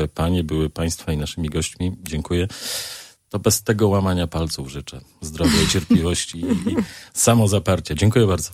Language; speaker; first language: Polish; native; Polish